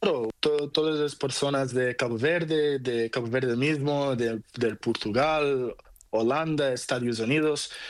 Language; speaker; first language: Spanish; non-native, learner; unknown